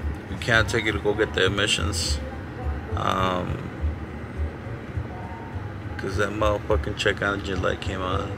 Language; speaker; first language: English; early bilingual, other home language; Spanish